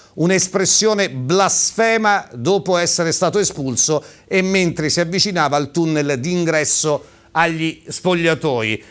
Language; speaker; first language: Italian; native; Italian